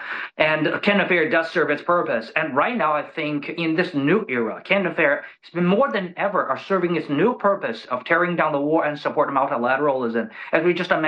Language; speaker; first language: English; non-native, fluent; Chinese